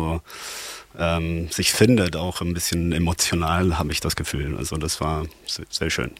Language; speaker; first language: German; non-native, fluent; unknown